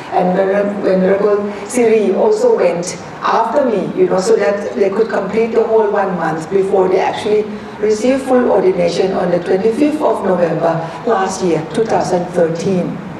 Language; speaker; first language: English; non-native, fluent; Thai